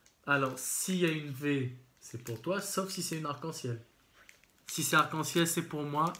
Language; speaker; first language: French; native; French